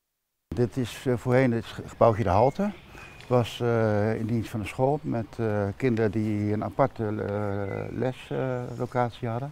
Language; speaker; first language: Dutch; native; Dutch